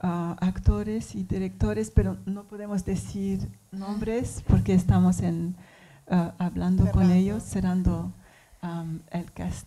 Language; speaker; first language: Spanish; non-native, learner; English